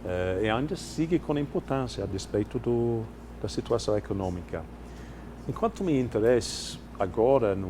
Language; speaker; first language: Portuguese; non-native, fluent; English